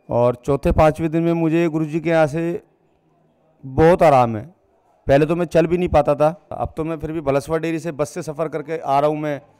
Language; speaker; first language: Hindi; native; Hindi